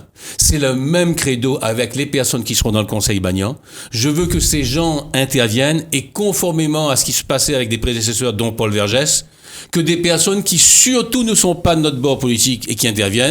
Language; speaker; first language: French; native; French